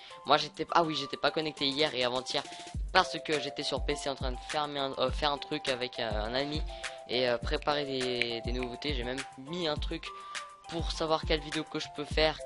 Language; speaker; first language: French; native; French